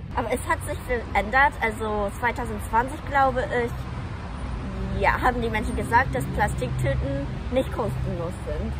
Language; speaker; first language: German; non-native, fluent; Japanese